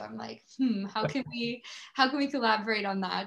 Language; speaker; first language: English; native; English